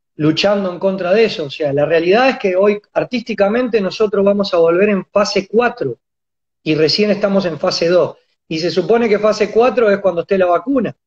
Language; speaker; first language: Spanish; native; Spanish